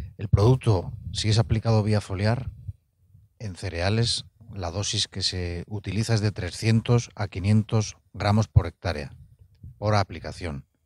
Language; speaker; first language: Spanish; native; Spanish